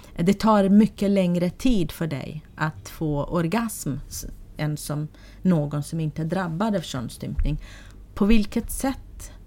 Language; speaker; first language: Swedish; non-native, fluent; Arabic